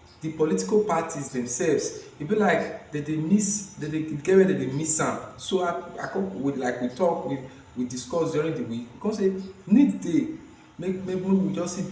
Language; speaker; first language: Nigerian Pidgin; native; Nigerian Pidgin